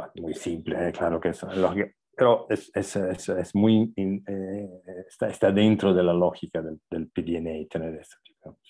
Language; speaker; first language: Spanish; non-native, fluent; Italian